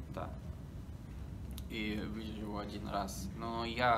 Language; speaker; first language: Russian; non-native, learner; English